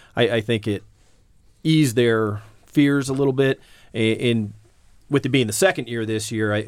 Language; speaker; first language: English; native; English